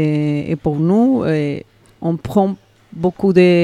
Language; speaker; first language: French; non-native, fluent; Spanish